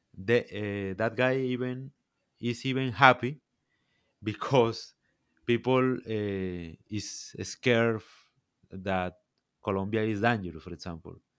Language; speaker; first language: English; non-native, learner; Spanish